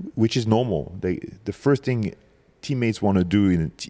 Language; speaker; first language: English; non-native, fluent; French